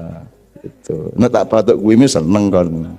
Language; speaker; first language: Indonesian; native; Indonesian